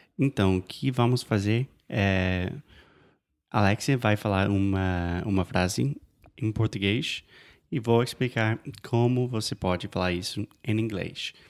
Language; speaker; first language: Portuguese; non-native, fluent; English